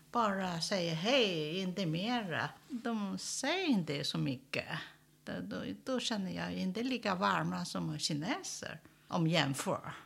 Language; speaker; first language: Swedish; non-native, learner; Chinese